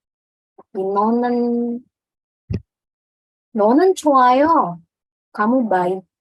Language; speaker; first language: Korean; non-native, fluent; Indonesian